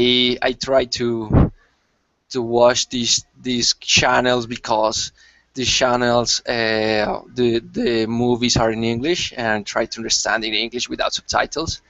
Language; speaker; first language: English; non-native, learner; Spanish